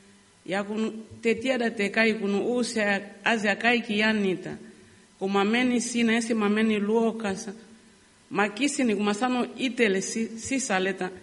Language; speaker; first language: Finnish; non-native, learner; Lingala